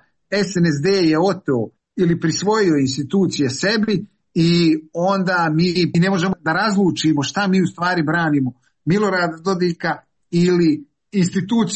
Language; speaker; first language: Serbian; native; Serbian